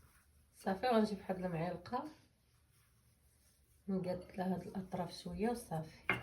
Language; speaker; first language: Arabic; native; Arabic